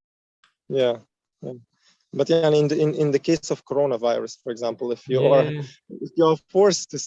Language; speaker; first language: English; non-native, fluent; Uzbek